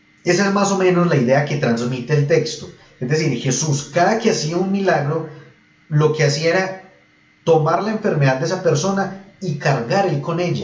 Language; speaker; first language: Spanish; native; Spanish